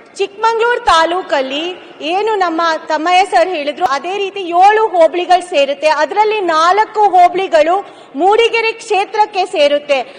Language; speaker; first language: Kannada; native; Kannada